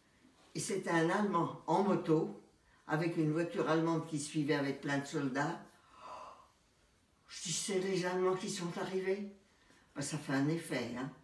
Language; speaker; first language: French; native; French